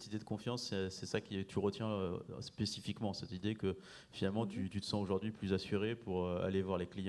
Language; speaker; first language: French; native; French